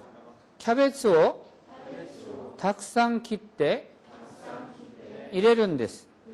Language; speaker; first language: Japanese; non-native, fluent; Korean